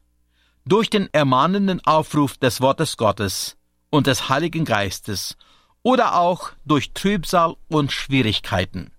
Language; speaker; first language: German; native; German